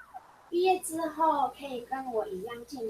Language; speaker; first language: Chinese; non-native, fluent; Mongolian